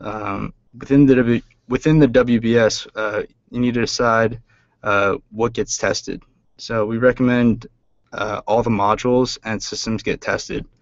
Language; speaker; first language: English; native; English